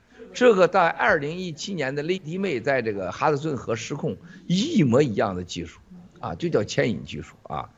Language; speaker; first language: Chinese; native; Chinese